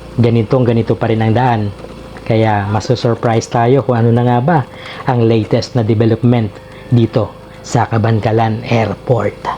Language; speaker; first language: Filipino; non-native, local second language; Hiligaynon